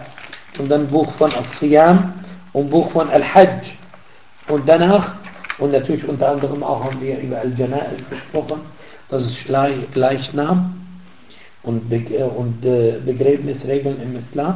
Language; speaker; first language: German; non-native, fluent; Arabic